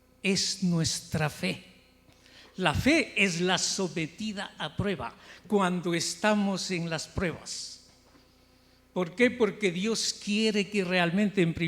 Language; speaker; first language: Spanish; native; Spanish